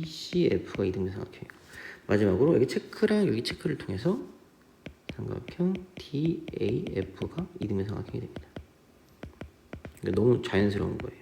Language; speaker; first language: Korean; native; Korean